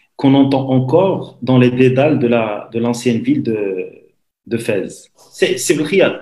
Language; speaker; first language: French; non-native, local second language; Arabic